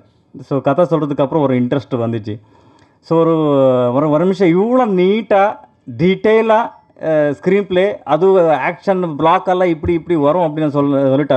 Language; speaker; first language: Tamil; non-native, learner; Kannada